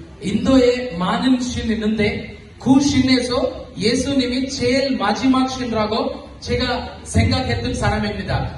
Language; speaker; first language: Korean; non-native, learner; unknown